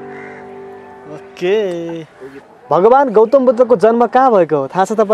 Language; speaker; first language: Nepali; native; Nepali